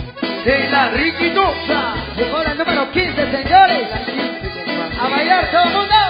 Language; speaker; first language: Spanish; native; Spanish